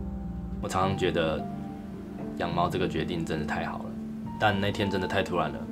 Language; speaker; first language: Chinese; native; Chinese